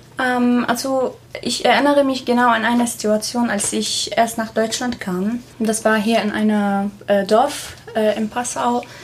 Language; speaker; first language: German; non-native, fluent; Arabic